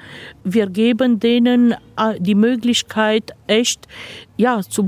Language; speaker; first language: German; non-native, fluent; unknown